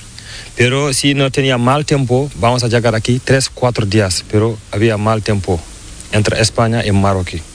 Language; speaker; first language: Spanish; non-native, learner; Fula